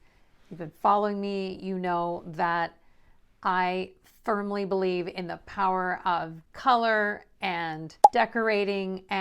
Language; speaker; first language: English; native; English